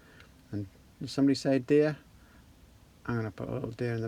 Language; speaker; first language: English; native; English